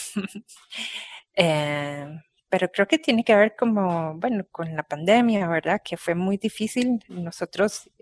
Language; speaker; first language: Spanish; native; Spanish